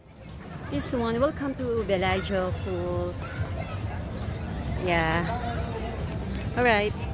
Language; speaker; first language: English; non-native, local second language; Filipino